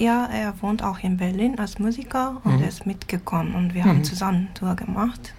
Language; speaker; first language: German; non-native, learner; Japanese